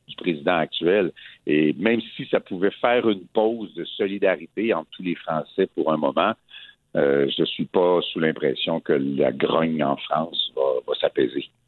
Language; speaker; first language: French; native; French